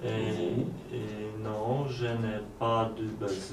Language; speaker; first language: French; non-native, learner; Polish